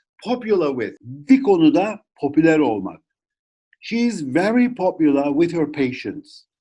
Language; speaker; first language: English; non-native, fluent; Turkish